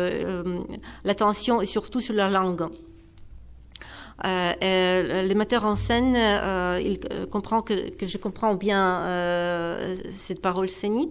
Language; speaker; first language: French; non-native, fluent; Ukrainian